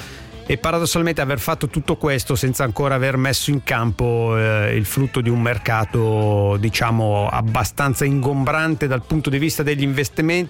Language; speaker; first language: Italian; native; Italian